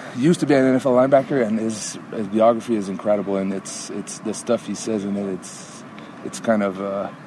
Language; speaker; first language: English; native; English